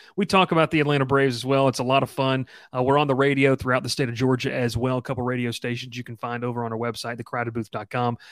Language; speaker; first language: English; native; English